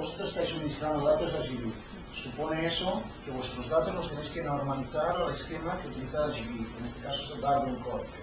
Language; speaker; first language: Spanish; native; Spanish